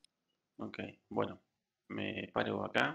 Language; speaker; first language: Spanish; native; Spanish